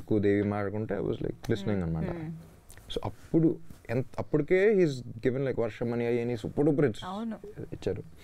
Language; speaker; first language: Telugu; native; Telugu